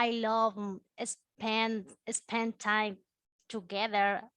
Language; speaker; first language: English; non-native, learner; Spanish